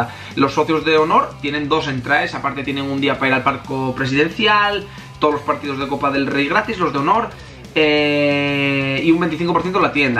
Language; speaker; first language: Spanish; native; Spanish